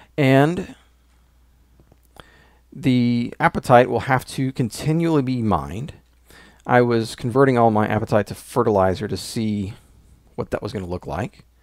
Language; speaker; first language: English; native; English